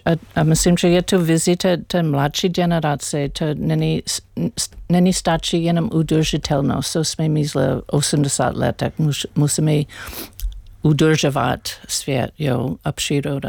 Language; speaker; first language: Czech; non-native, learner; English